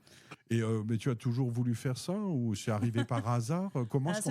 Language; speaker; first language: French; native; French